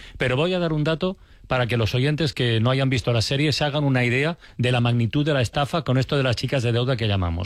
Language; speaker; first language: Spanish; native; Spanish